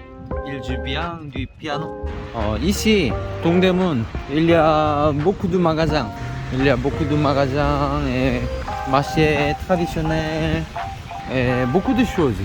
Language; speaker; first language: French; non-native, learner; Korean